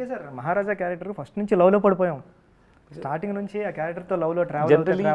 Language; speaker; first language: Telugu; native; Telugu